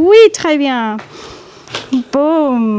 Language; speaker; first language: French; non-native, learner; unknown